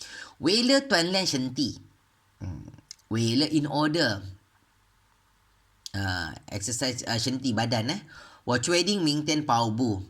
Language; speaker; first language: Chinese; non-native, learner; Malay